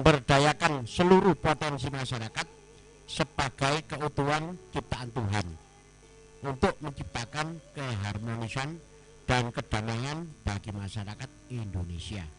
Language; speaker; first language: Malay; non-native, local second language; Javanese